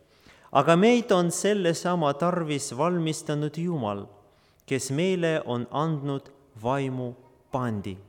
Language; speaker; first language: Estonian; non-native, local second language; Russian